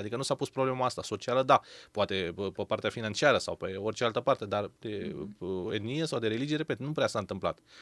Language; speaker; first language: Romanian; native; Romanian